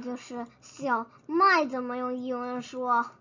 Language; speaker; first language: Chinese; early bilingual, heritage; Chinese